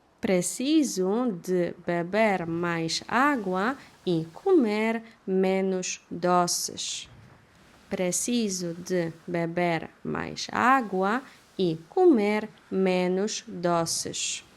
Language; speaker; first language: Portuguese; non-native, fluent; Polish